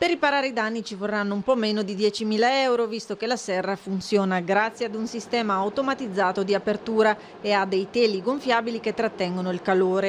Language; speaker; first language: Italian; native; Italian